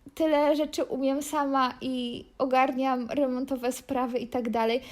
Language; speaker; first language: Polish; native; Polish